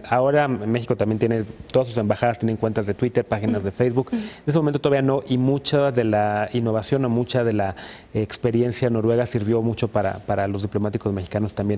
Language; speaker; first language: Spanish; native; Spanish